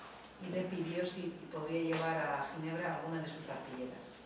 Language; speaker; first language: Spanish; native; Spanish